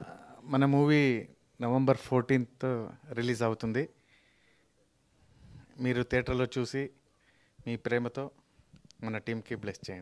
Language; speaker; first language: Telugu; non-native, learner; Kannada